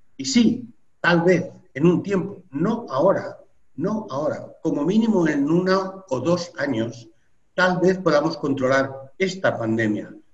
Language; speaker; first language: Spanish; native; Spanish